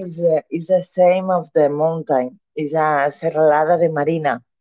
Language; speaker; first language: English; non-native, learner; Catalan